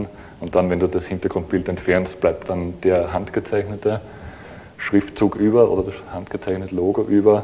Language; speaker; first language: German; native; German